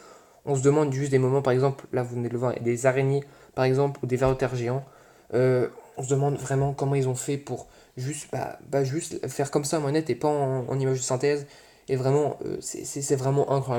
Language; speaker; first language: French; native; French